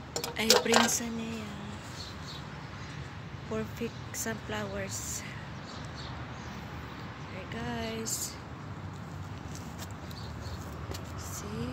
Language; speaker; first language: English; non-native, learner; Filipino